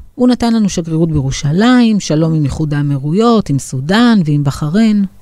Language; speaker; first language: Hebrew; native; Hebrew